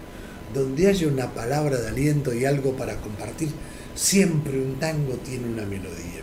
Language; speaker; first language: Spanish; native; Spanish